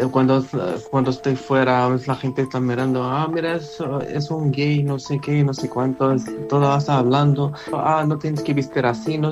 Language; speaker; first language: Spanish; non-native, learner; Arabic